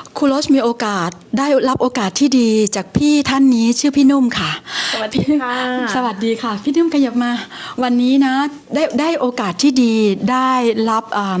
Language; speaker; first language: Thai; native; Thai